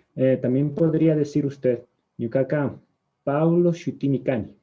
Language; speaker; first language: Spanish; native; Spanish